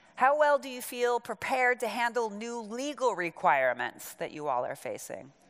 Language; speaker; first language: English; native; English